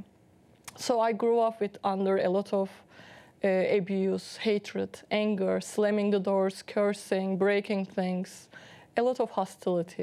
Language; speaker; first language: English; non-native, fluent; Turkish